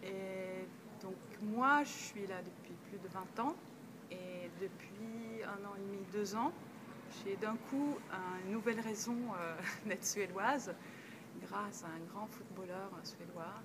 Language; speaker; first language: French; non-native, fluent; Swedish